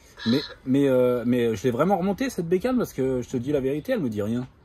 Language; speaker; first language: French; native; French